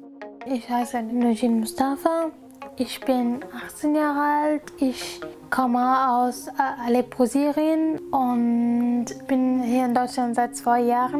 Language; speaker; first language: German; non-native, fluent; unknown